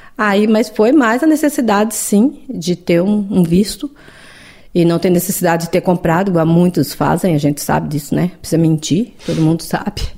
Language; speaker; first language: Portuguese; native; Portuguese